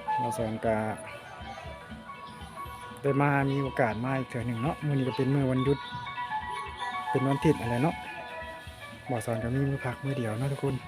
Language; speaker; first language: Thai; non-native, local second language; Lao